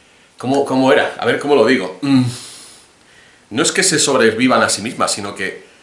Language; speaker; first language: Spanish; native; Spanish